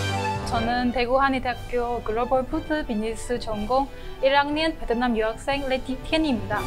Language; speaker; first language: Korean; non-native, learner; Vietnamese